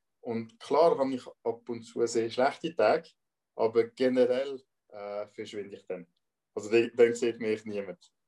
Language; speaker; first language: German; non-native, local second language; French